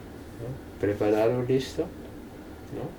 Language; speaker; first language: Spanish; non-native, fluent; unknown